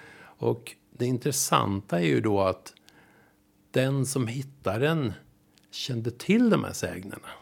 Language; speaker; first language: Swedish; native; Swedish